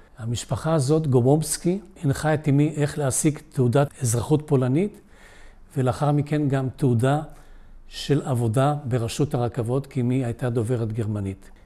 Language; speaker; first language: Hebrew; early bilingual, other home language; Polish